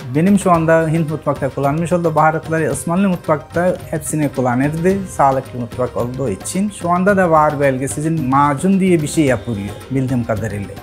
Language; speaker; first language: Turkish; non-native, fluent; Bangla